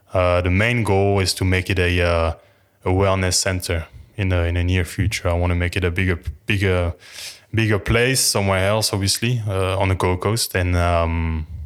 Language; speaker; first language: English; non-native, fluent; French